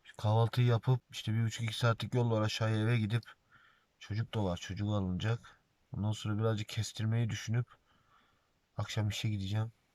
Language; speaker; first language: Turkish; native; Turkish